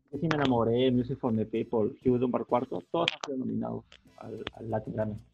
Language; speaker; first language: Spanish; native; Spanish